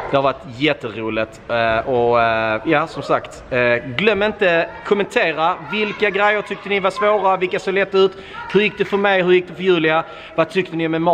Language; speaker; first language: Swedish; native; Swedish